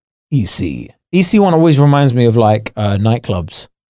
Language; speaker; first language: English; native; English